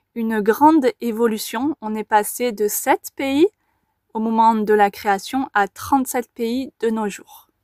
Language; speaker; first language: French; native; French